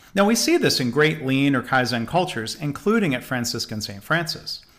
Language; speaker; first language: English; native; English